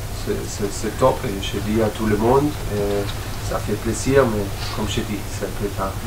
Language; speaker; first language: French; non-native, fluent; German